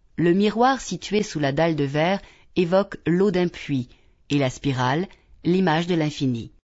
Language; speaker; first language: French; native; French